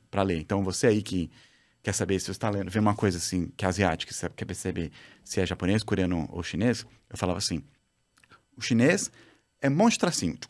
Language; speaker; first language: Portuguese; native; Portuguese